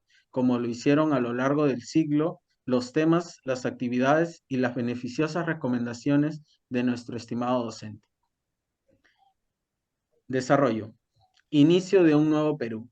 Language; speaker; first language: Spanish; native; Spanish